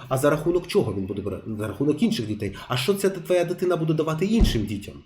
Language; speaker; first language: Ukrainian; non-native, local second language; Russian